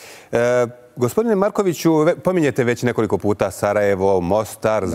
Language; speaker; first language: Bosnian; native; Bosnian